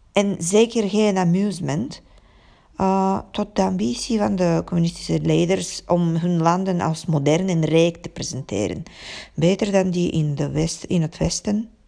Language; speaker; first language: Dutch; non-native, fluent; Bulgarian